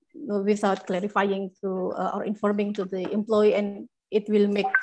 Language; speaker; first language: English; non-native, fluent; Indonesian